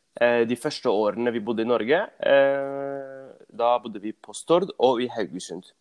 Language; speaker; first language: Norwegian; early bilingual, other home language; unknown